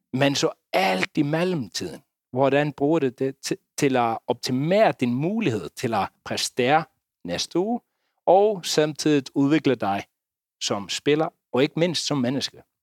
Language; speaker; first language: Danish; non-native, fluent; Icelandic